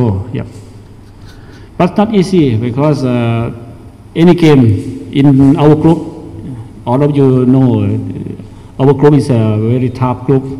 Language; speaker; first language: English; non-native, learner; Thai